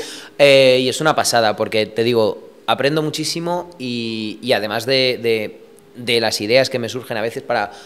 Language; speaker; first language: Spanish; early bilingual, other home language; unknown